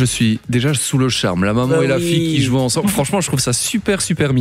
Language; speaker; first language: French; native; French